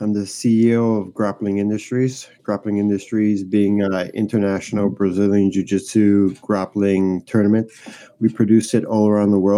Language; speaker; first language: English; native; English